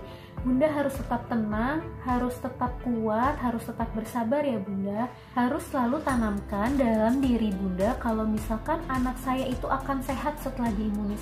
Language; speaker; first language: Indonesian; native; Indonesian